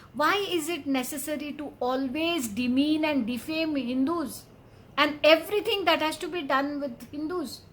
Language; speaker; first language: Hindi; non-native, local second language; Bangla